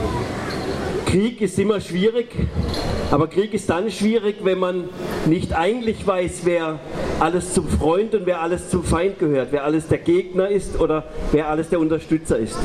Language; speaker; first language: German; native; German